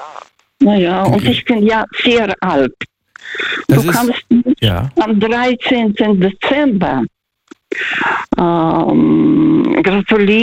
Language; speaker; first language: German; non-native, fluent; Russian